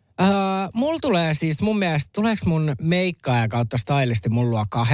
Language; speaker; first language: Finnish; native; Finnish